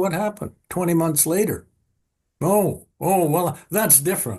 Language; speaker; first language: English; native; English